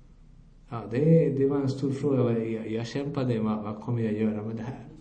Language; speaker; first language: Swedish; non-native, fluent; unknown